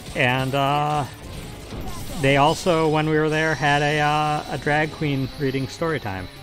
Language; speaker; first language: English; native; English